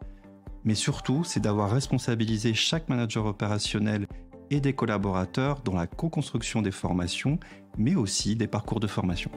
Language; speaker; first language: French; native; French